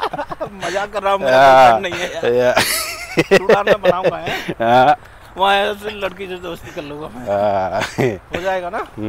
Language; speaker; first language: Hindi; native; Hindi